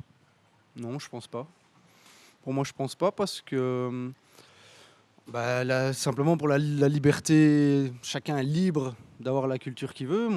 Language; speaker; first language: French; native; French